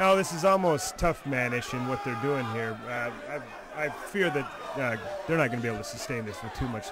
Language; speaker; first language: English; native; English